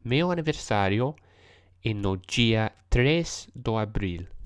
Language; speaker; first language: Portuguese; non-native, learner; English